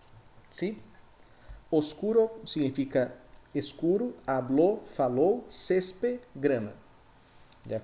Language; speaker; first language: Spanish; non-native, fluent; Portuguese